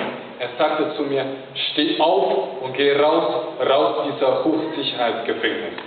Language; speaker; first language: German; non-native, fluent; Chinese